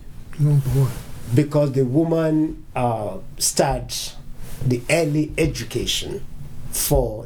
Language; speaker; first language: English; non-native, local second language; Yoruba